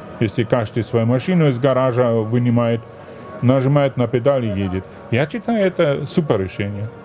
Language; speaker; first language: Russian; non-native, fluent; German